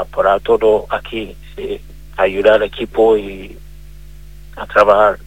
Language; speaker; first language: Spanish; non-native, learner; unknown